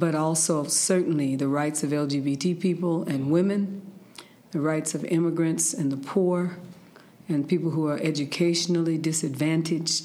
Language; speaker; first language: English; native; English